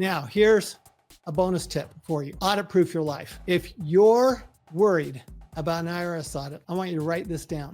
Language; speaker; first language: English; native; English